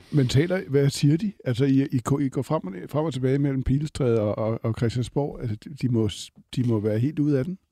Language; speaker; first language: Danish; native; Danish